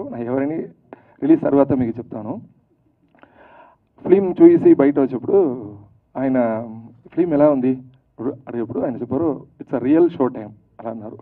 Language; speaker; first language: Telugu; early bilingual, heritage; Tamil